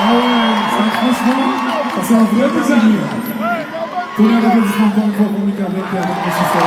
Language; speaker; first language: French; non-native, local second language; Haitian Creole